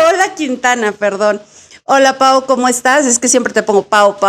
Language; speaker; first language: Spanish; native; Spanish